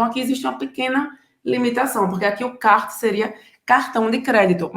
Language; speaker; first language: Portuguese; native; Portuguese